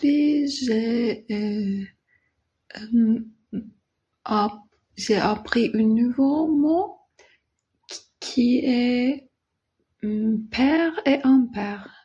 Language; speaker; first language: French; non-native, learner; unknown